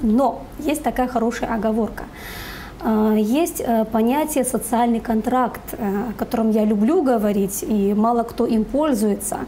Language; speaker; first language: Russian; native; Russian